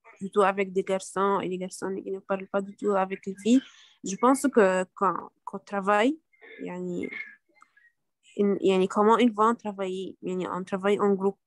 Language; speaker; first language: French; non-native, learner; Arabic